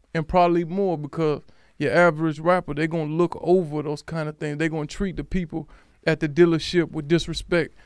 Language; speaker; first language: English; native; English